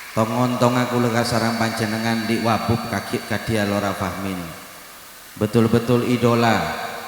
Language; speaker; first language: Indonesian; non-native, local second language; Madurese